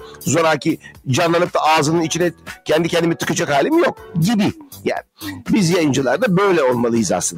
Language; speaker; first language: Turkish; native; Turkish